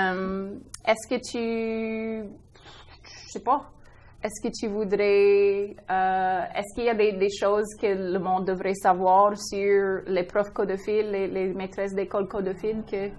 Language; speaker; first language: French; non-native, local second language; English